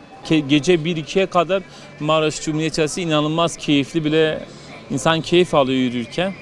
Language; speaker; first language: Turkish; native; Turkish